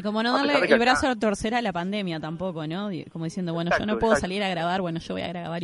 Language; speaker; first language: Spanish; native; Spanish